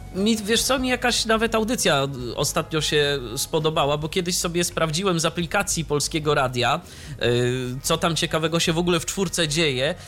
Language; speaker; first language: Polish; native; Polish